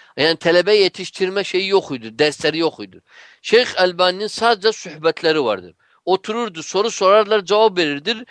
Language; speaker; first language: Turkish; non-native, fluent; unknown